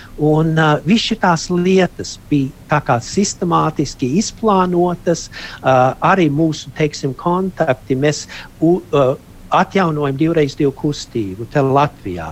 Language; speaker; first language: Latvian; early bilingual, heritage; Latvian